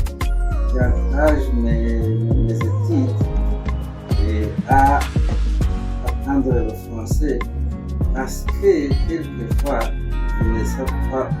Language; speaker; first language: French; non-native, learner; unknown